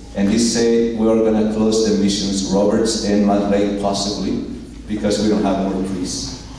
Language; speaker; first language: English; non-native, fluent; Spanish